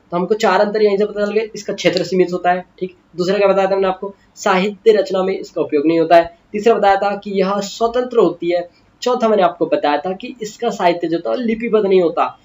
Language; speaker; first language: Hindi; native; Hindi